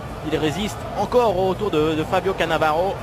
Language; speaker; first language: French; native; French